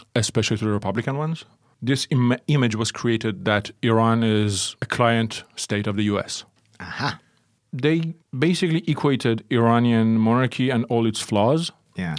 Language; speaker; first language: English; early bilingual, other home language; Persian